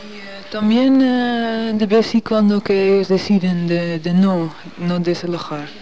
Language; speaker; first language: Spanish; non-native, learner; Dutch